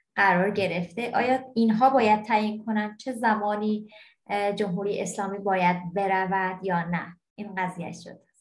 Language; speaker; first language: Persian; non-native, local second language; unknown